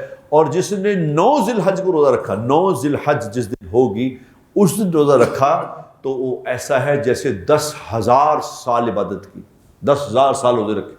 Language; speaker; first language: Urdu; native; Urdu